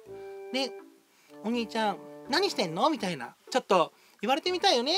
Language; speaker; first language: Japanese; native; Japanese